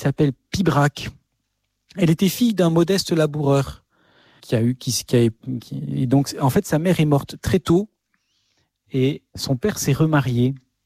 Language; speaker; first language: French; native; French